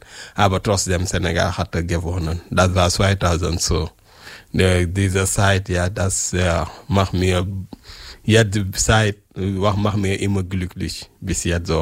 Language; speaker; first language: German; non-native, local second language; French